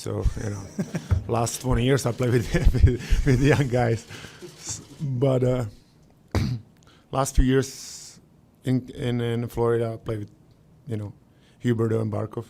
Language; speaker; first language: English; non-native, fluent; Czech